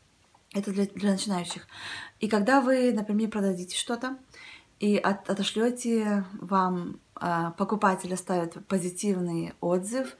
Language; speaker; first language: Russian; early bilingual, heritage; Russian